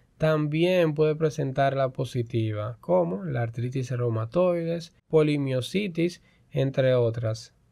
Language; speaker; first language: Spanish; native; Spanish